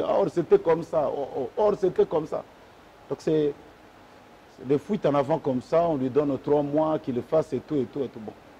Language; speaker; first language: French; non-native, local second language; Lingala